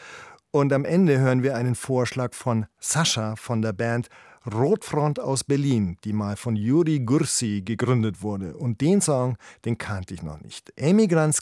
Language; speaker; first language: German; native; German